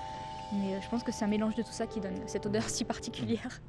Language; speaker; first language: French; native; French